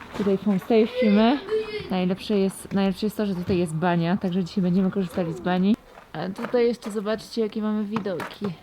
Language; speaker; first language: Polish; native; Polish